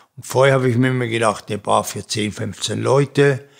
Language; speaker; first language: German; native; German